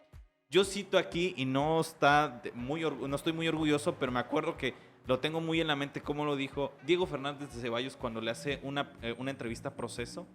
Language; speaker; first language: Spanish; native; Spanish